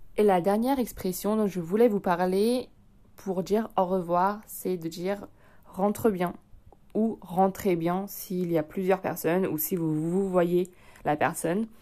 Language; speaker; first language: French; native; French